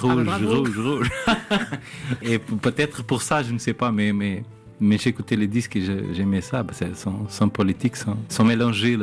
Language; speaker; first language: French; non-native, fluent; Portuguese